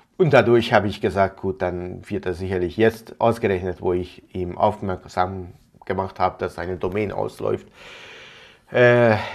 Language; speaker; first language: German; non-native, fluent; Hungarian